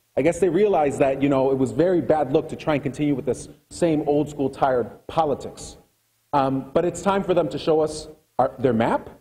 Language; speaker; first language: English; early bilingual, other home language; Spanish